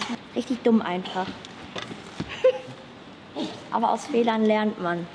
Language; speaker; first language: German; native; German